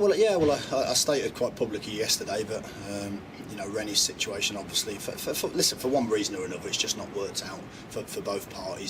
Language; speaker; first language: English; native; English